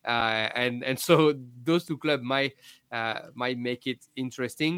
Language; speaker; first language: English; non-native, fluent; French